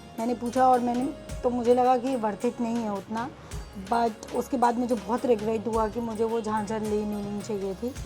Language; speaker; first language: Hindi; native; Hindi